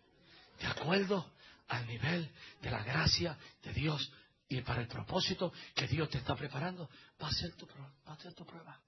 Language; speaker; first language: Spanish; native; Spanish